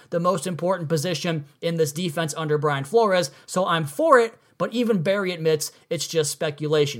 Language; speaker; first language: English; native; English